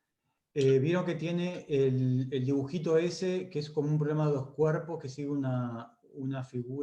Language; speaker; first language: Spanish; native; Spanish